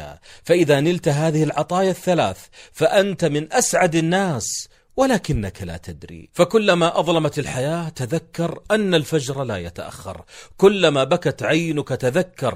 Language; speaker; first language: Arabic; native; Arabic